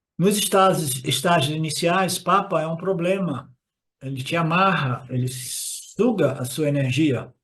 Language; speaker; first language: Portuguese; non-native, fluent; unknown